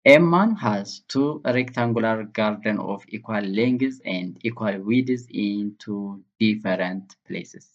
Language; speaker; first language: English; non-native, local second language; Amharic